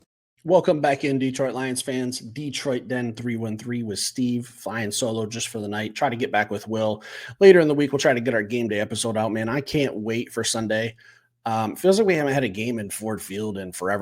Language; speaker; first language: English; native; English